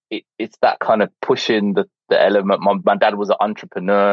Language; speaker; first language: English; native; English